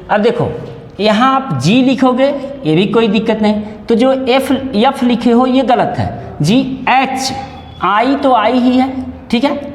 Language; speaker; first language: Hindi; native; Hindi